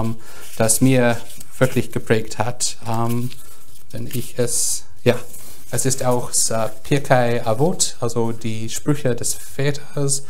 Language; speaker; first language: German; non-native, fluent; English